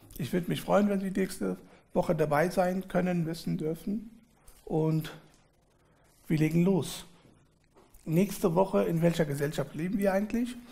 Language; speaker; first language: German; early bilingual, other home language; Arabic